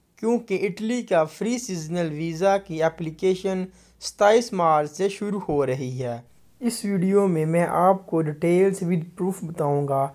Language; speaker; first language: Urdu; non-native, local second language; Punjabi